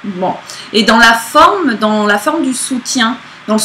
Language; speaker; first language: French; native; French